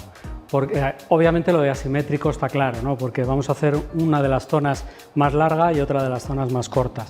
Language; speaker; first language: Spanish; native; Spanish